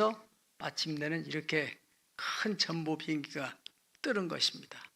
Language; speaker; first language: Korean; native; Korean